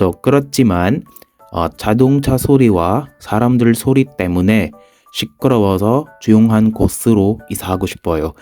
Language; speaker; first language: Korean; non-native, fluent; Filipino